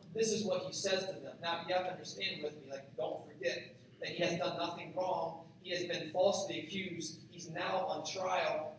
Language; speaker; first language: English; native; English